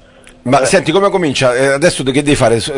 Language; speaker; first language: Italian; native; Italian